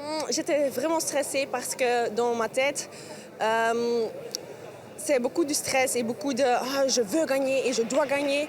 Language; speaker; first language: French; non-native, local second language; Dutch